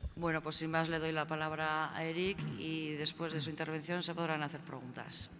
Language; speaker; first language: Spanish; native; Spanish